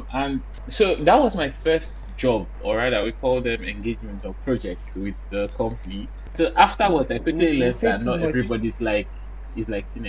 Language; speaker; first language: English; non-native, local second language; Bini